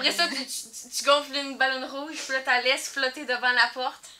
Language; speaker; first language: French; native; French